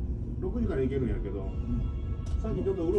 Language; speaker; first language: Japanese; native; Japanese